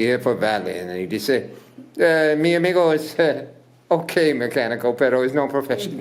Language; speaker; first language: Spanish; non-native, learner; English